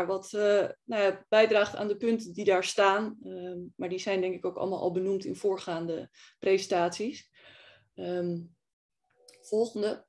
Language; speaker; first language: Dutch; native; Dutch